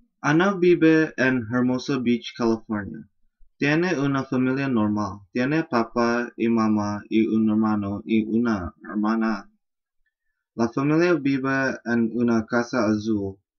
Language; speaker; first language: Spanish; non-native, learner; English